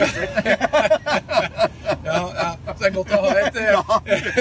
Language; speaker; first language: Norwegian; native; Norwegian